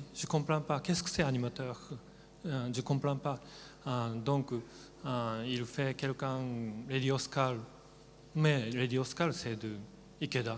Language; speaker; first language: French; non-native, learner; Japanese